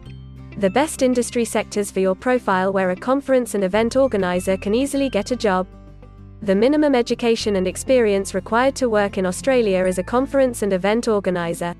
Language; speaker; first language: English; non-native, local second language; Hindi